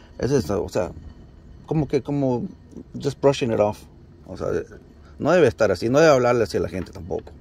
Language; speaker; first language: Spanish; early bilingual, heritage; Spanish